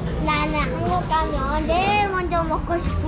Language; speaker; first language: Korean; early bilingual, heritage; Korean